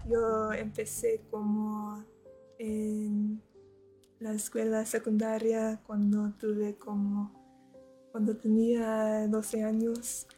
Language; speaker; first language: Spanish; non-native, learner; English